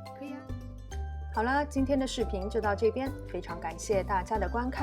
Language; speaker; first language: Chinese; native; Chinese